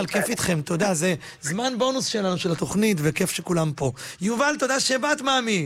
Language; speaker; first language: Hebrew; native; Hebrew